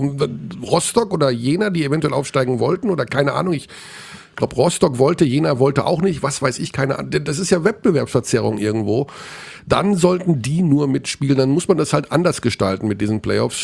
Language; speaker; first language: German; native; German